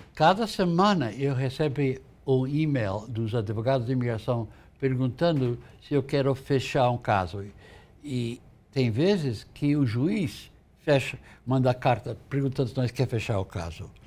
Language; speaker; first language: Portuguese; non-native, fluent; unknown